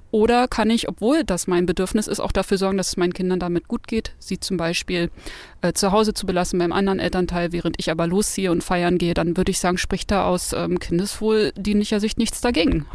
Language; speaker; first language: German; native; German